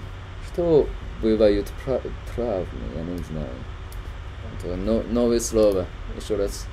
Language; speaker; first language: Russian; non-native, learner; Chinese